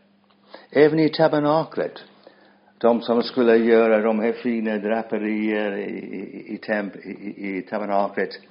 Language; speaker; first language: Swedish; non-native, fluent; English